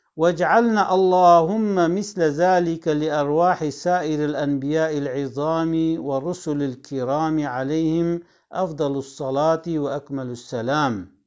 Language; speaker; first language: Arabic; non-native, fluent; Kurdish